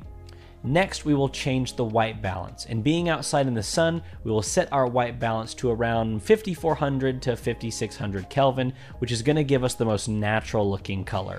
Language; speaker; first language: English; native; English